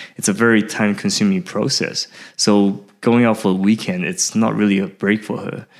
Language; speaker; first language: English; early bilingual, other home language; Chinese